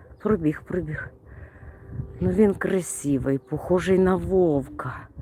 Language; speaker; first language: Ukrainian; non-native, local second language; Russian